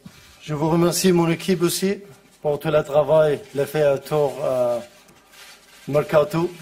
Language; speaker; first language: French; non-native, learner; Arabic